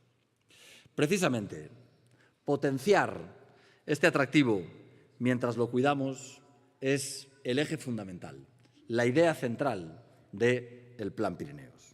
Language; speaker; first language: Spanish; native; Spanish